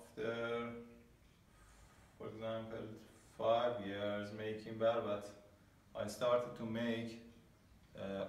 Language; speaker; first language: English; non-native, learner; Persian